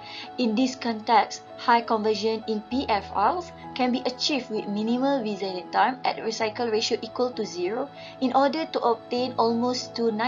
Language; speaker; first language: English; non-native, local second language; Malay